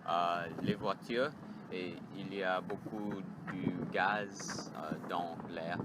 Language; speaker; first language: French; non-native, learner; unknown